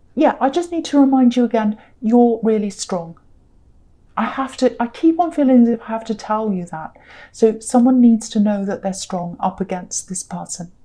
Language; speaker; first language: English; native; English